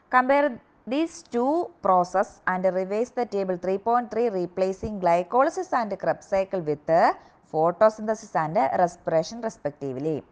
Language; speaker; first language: English; non-native, local second language; Malayalam